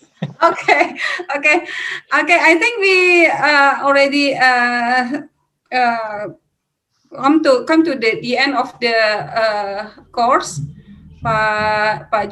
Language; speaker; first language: English; non-native, fluent; Indonesian